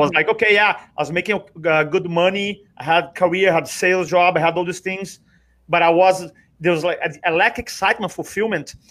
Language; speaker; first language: English; non-native, fluent; Portuguese